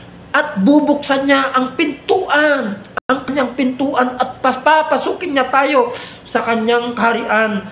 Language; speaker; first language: Filipino; native; Filipino